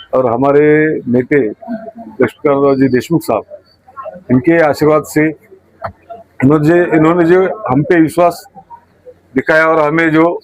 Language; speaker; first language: Hindi; non-native, local second language; Marathi